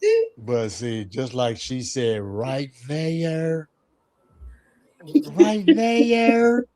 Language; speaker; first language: English; native; English